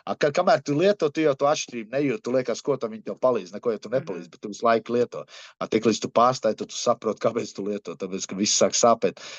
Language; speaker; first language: Latvian; early bilingual, heritage; Latvian